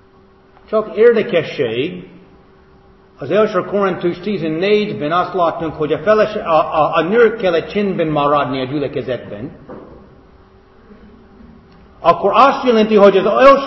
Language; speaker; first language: Hungarian; non-native, fluent; English